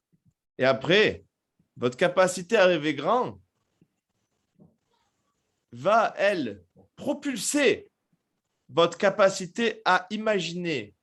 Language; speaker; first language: French; native; French